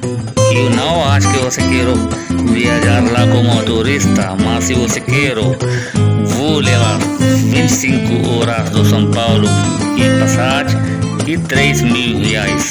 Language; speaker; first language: Portuguese; non-native, learner; Hindi